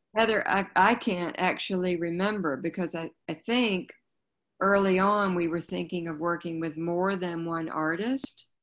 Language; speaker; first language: English; native; English